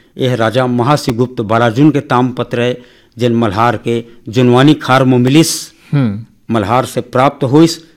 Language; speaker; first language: Hindi; non-native, local second language; Chhattisgarhi